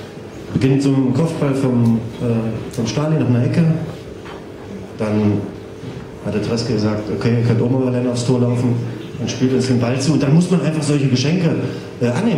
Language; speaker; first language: German; native; German